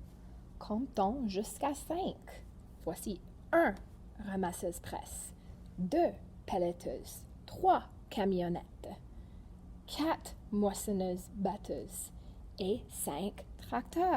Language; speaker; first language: French; non-native, fluent; English